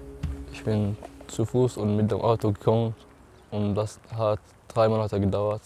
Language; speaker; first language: German; non-native, learner; Arabic